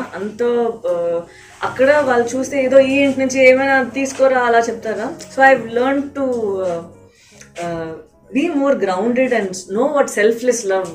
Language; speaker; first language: Telugu; non-native, fluent; Tamil